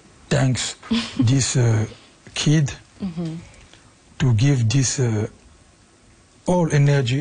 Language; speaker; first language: English; non-native, learner; French